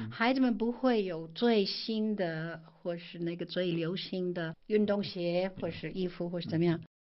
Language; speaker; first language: Chinese; non-native, fluent; English